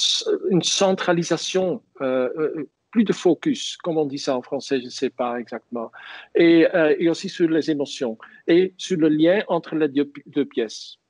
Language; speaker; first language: French; non-native, fluent; Dutch